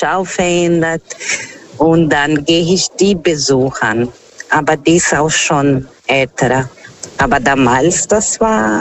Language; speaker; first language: German; non-native, learner; Portuguese